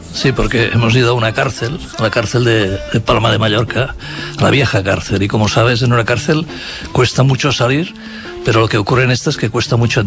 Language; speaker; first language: Spanish; native; Spanish